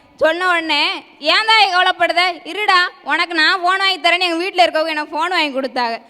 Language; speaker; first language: Tamil; native; Tamil